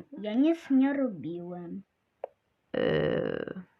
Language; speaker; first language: Polish; non-native, learner; Russian